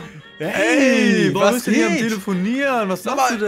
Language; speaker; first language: German; native; German